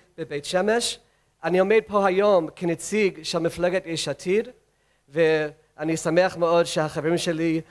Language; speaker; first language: Hebrew; non-native, fluent; English